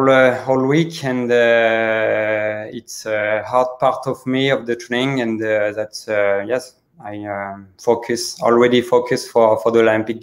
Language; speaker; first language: English; non-native, learner; French